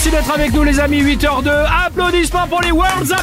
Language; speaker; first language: French; native; French